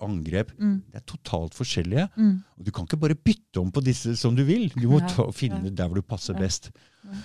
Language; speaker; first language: Norwegian; native; Norwegian